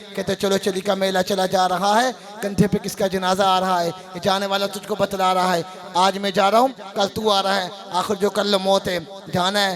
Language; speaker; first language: Urdu; non-native, local second language; Punjabi